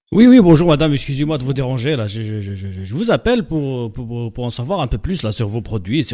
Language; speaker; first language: French; native; French